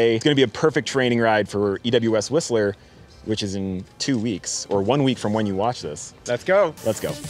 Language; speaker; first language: English; native; English